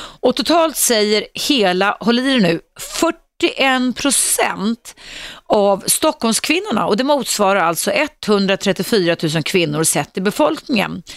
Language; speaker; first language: Swedish; native; Swedish